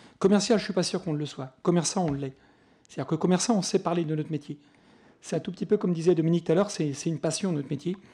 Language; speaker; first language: French; native; French